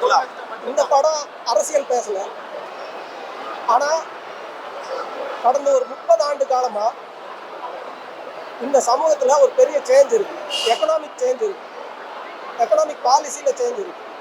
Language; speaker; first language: Tamil; native; Tamil